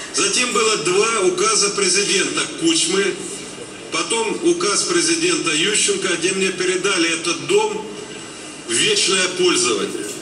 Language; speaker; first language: Russian; native; Russian